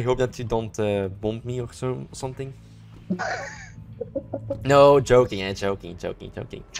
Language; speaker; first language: English; non-native, learner; Dutch